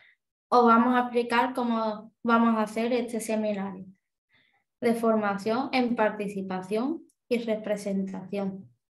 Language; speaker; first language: Spanish; native; Spanish